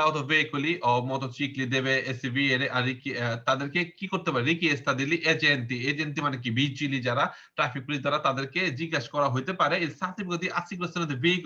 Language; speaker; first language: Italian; non-native, learner; Bangla